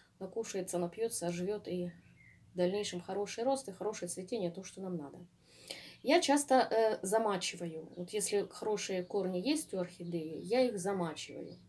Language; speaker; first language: Russian; native; Russian